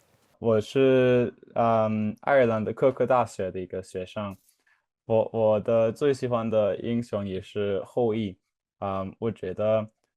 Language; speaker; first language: Chinese; non-native, learner; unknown